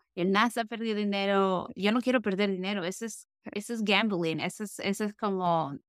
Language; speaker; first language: Spanish; early bilingual, heritage; Spanish